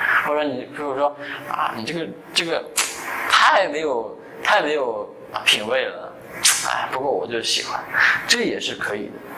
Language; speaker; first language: Chinese; native; Chinese